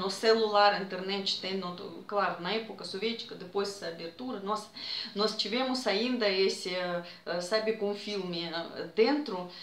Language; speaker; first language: Portuguese; non-native, fluent; Russian